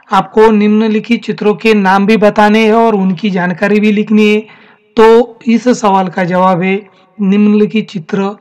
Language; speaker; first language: Hindi; non-native, local second language; Marathi